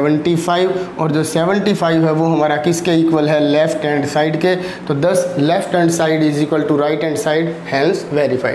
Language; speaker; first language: Hindi; native; Hindi